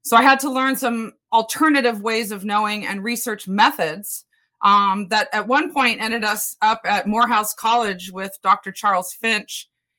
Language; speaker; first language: English; native; English